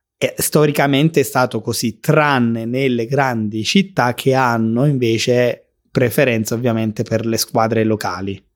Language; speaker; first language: Italian; native; Italian